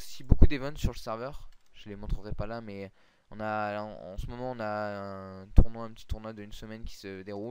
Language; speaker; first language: French; native; French